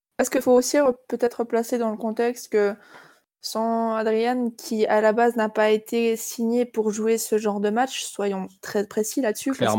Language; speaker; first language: French; native; French